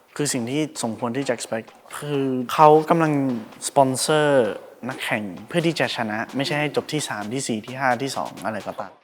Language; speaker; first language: Thai; early bilingual, heritage; Spanish